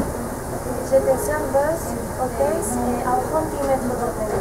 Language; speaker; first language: French; non-native, learner; Spanish